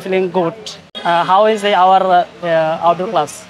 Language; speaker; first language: English; non-native, learner; Bangla